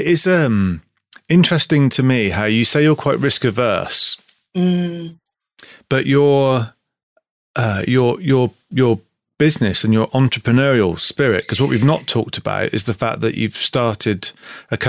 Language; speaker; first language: English; native; English